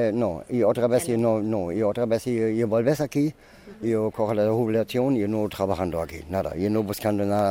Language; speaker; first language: Spanish; non-native, learner; German